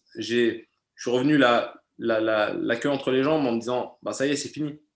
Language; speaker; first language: French; native; French